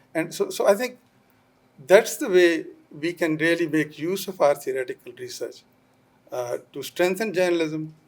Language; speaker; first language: English; non-native, local second language; Urdu